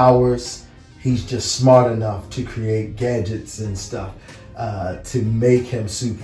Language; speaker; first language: English; native; English